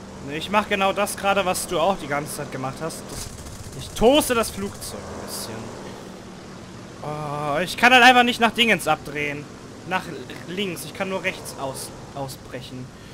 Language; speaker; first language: German; native; German